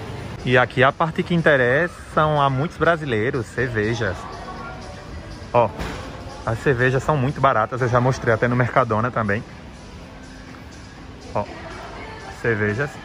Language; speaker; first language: Portuguese; native; Portuguese